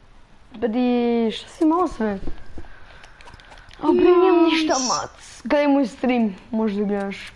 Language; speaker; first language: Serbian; early bilingual, heritage; Serbian